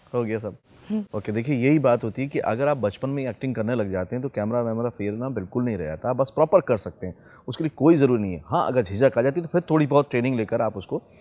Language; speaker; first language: Hindi; native; Hindi